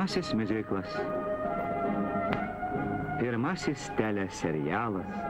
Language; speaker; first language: Lithuanian; native; Lithuanian